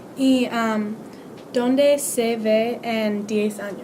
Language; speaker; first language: Spanish; non-native, learner; English